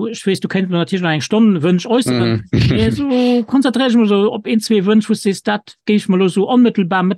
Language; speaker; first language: Luxembourgish; native; Luxembourgish